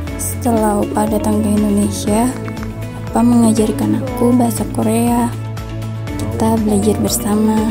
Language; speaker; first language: Indonesian; native; Indonesian